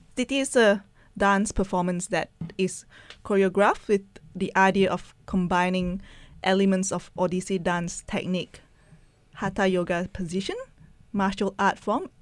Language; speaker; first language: English; non-native, local second language; Chinese